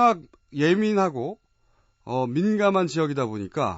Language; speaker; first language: Korean; native; Korean